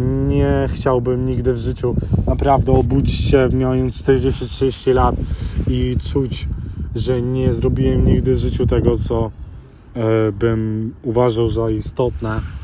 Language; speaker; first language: Polish; early bilingual, heritage; Polish